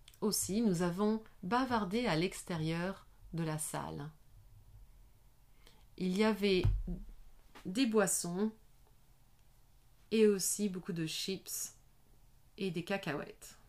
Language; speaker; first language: French; non-native, learner; English